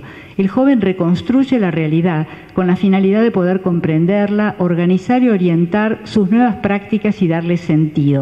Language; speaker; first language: Spanish; native; Spanish